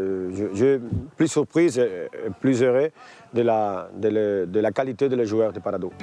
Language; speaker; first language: French; non-native, learner; Spanish